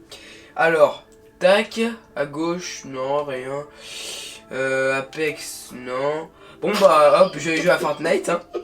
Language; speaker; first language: French; native; French